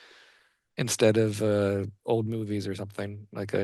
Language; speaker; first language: English; native; English